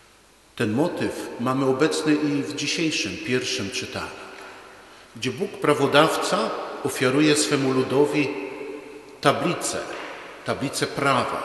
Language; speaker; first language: Polish; native; Polish